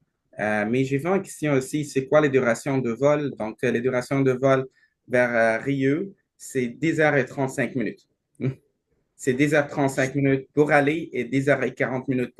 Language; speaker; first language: French; non-native, learner; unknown